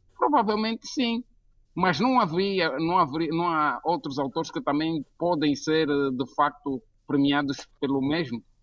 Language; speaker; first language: Portuguese; native; Portuguese